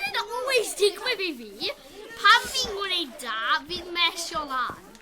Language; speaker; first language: Welsh; non-native, local second language; English